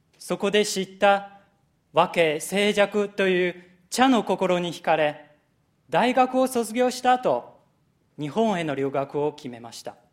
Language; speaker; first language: Japanese; non-native, fluent; Chinese